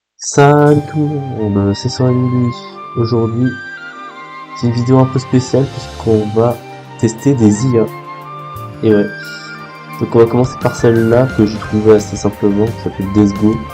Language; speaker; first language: French; native; French